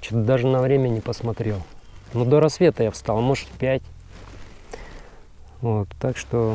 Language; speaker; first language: Russian; native; Russian